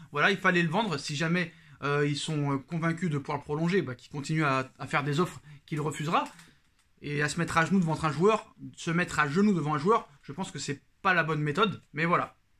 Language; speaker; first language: French; native; French